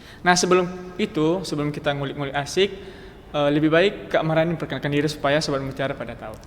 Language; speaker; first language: Indonesian; native; Indonesian